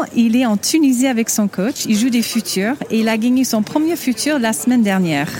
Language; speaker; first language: French; non-native, fluent; English